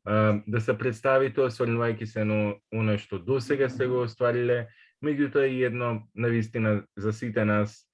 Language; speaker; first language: Macedonian; native; Macedonian